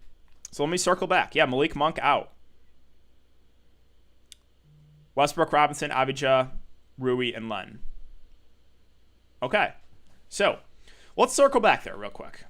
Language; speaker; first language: English; native; English